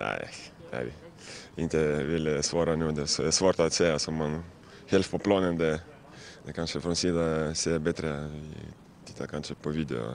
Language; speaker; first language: Swedish; non-native, fluent; Lithuanian